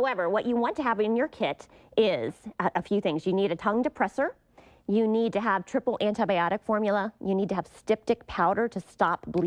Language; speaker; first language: English; native; English